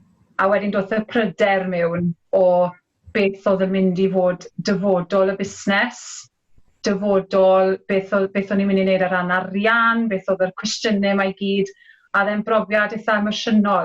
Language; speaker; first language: Welsh; native; Welsh